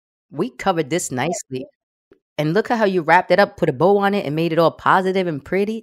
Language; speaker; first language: English; early bilingual, other home language; Spanish